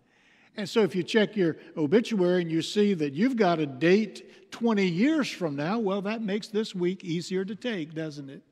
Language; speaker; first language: English; native; English